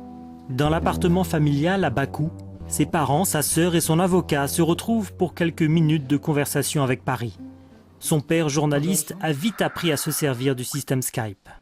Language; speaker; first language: French; native; French